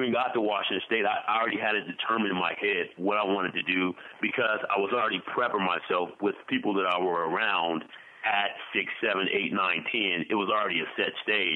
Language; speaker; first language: English; native; English